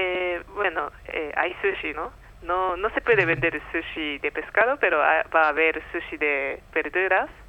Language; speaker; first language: Spanish; non-native, fluent; Japanese